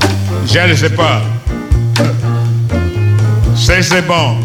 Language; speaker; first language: French; non-native, learner; English